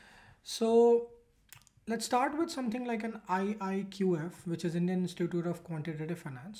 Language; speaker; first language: English; non-native, local second language; Hindi